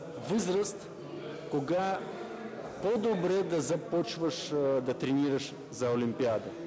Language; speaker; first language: Bulgarian; non-native, learner; Russian